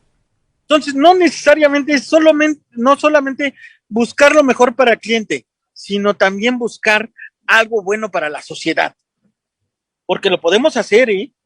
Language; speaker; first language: Spanish; native; Spanish